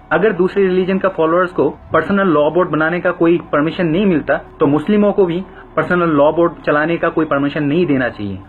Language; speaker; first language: Hindi; non-native, fluent; Bangla